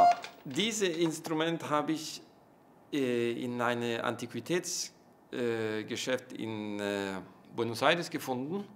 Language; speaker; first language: German; non-native, fluent; Norwegian